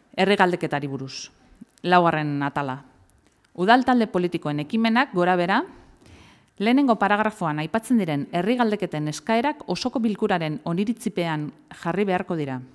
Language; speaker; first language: Basque; native; Basque